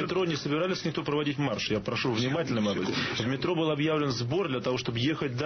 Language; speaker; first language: Russian; native; Russian